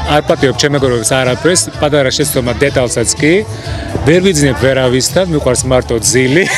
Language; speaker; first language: Georgian; early bilingual, heritage; Georgian